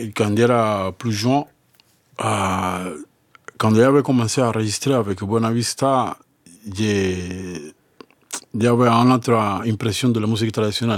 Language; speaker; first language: French; non-native, learner; Spanish